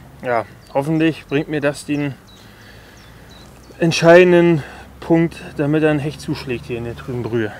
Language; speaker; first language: German; native; German